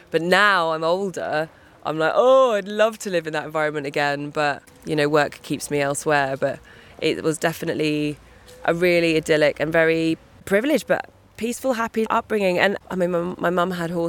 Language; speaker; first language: English; native; English